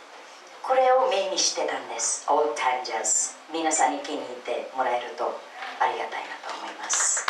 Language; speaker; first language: Japanese; non-native, fluent; Filipino